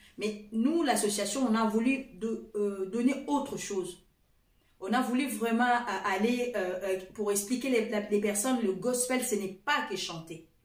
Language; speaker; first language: French; non-native, fluent; Portuguese